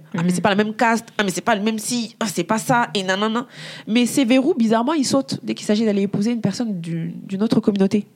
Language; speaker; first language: French; early bilingual, other home language; Bambara